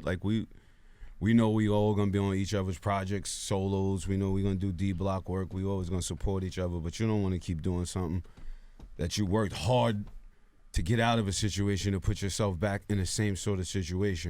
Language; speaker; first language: English; native; English